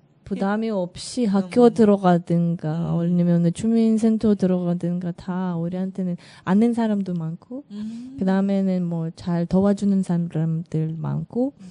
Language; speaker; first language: Korean; non-native, learner; Russian